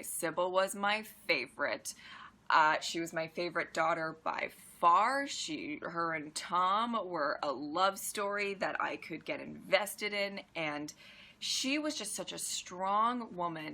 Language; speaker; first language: English; native; English